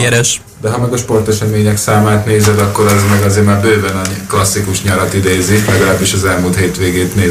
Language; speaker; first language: Hungarian; native; Hungarian